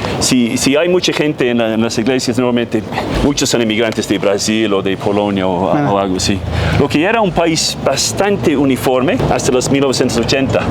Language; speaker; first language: Spanish; non-native, fluent; English